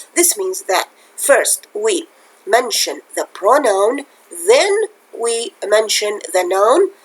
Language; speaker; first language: English; non-native, fluent; Arabic